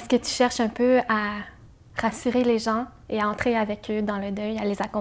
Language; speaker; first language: French; native; French